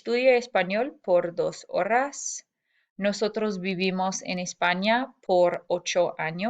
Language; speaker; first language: Spanish; non-native, fluent; English